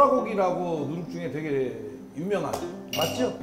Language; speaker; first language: Korean; native; Korean